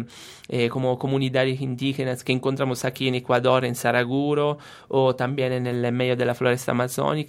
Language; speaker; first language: Spanish; non-native, fluent; Italian